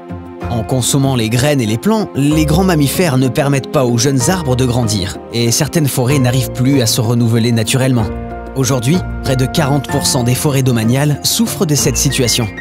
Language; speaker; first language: French; native; French